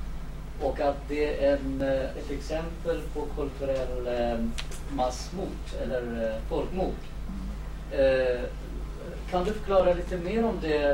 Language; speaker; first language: Swedish; non-native, fluent; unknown